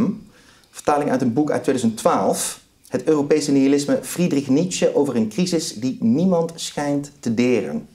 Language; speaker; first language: Dutch; native; Dutch